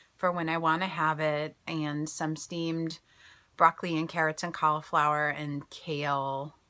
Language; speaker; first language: English; native; English